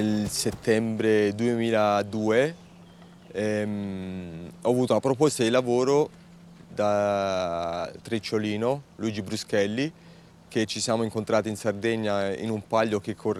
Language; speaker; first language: Italian; native; Italian